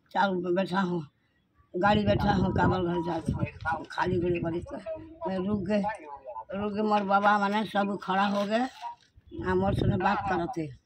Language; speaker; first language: Hindi; non-native, local second language; Odia